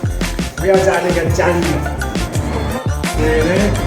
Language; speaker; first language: Italian; non-native, learner; Chinese